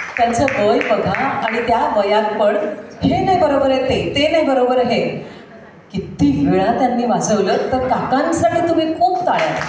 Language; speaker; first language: Marathi; non-native, local second language; Gujarati